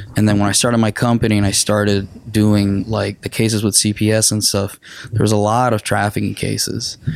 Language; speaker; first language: English; non-native, fluent; Spanish